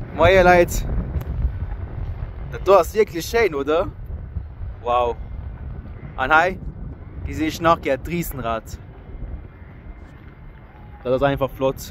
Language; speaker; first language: German; non-native, local second language; Luxembourgish